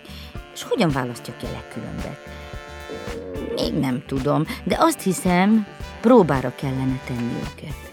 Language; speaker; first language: Hungarian; native; Hungarian